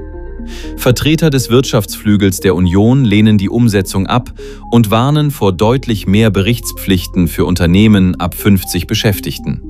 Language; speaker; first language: German; native; German